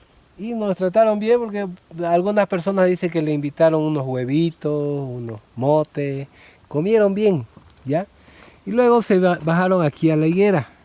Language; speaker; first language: Spanish; native; Spanish